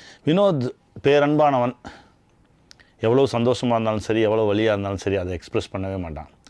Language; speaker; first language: Tamil; native; Tamil